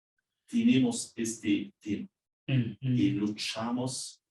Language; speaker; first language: Spanish; non-native, learner; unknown